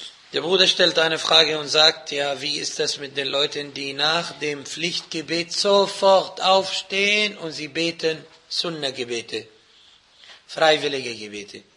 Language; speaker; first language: German; non-native, fluent; Arabic